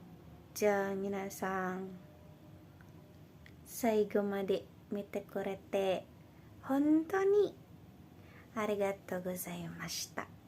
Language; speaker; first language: Japanese; non-native, learner; Indonesian